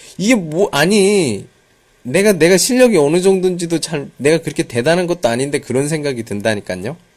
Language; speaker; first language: Korean; native; Korean